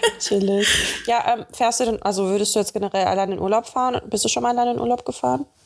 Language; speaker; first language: German; early bilingual, other home language; Russian